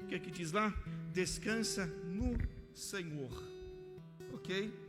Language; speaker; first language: Portuguese; native; Portuguese